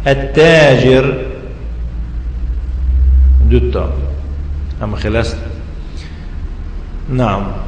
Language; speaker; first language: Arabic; non-native, fluent; Tajik